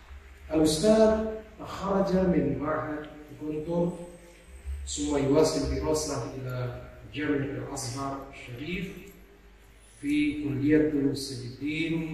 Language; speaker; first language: Arabic; non-native, fluent; Indonesian